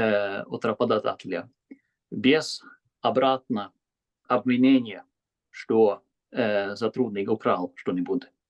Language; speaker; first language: Russian; non-native, fluent; Swedish